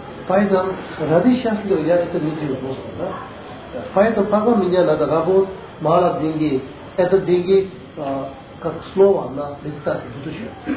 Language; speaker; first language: Russian; non-native, learner; Tibetan